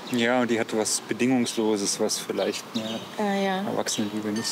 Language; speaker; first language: German; native; German